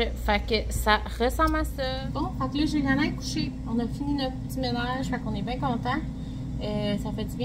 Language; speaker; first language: French; native; French